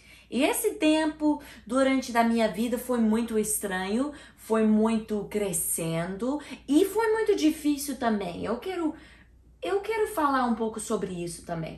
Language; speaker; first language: Portuguese; non-native, learner; English